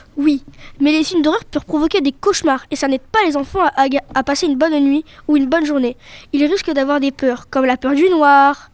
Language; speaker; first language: French; native; French